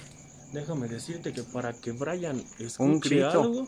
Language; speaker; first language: Spanish; native; Spanish